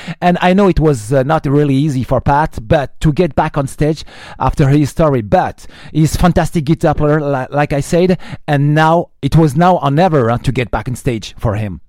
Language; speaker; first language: English; non-native, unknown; French